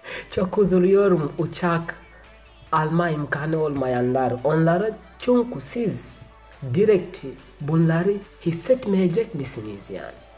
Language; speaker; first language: Turkish; non-native, learner; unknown